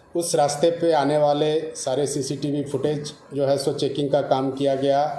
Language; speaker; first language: Hindi; non-native, local second language; Marathi